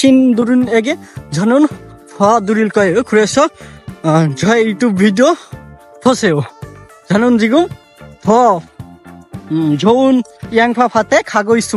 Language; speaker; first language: Korean; non-native, learner; Bangla